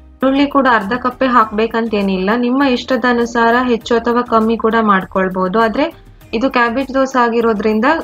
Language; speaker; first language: Kannada; non-native, local second language; Konkani